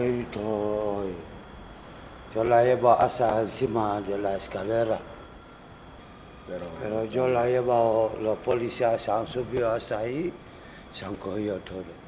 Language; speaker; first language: Spanish; non-native, learner; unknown